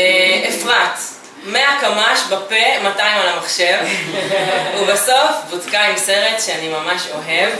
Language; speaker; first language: Hebrew; native; Hebrew